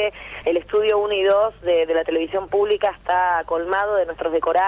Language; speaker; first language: Spanish; native; Spanish